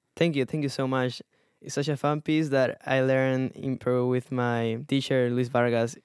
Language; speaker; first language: English; non-native, fluent; Spanish